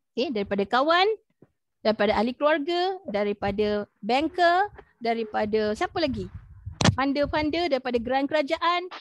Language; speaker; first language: Malay; native; Malay